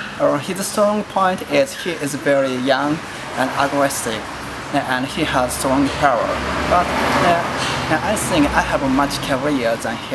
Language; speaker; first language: English; non-native, learner; Japanese